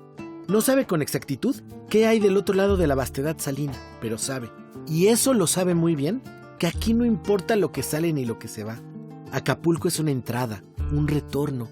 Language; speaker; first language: Spanish; native; Spanish